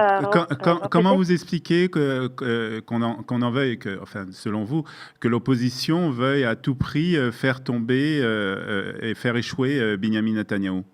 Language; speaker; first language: French; native; French